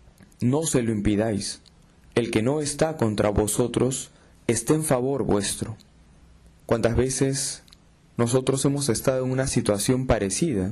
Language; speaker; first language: Spanish; native; Spanish